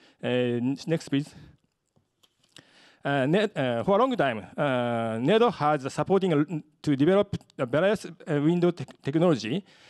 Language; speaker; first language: English; non-native, fluent; Japanese